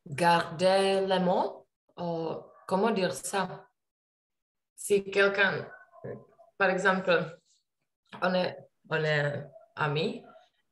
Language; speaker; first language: French; non-native, learner; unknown